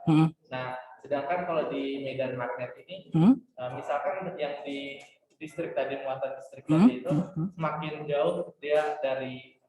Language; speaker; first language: Indonesian; native; Indonesian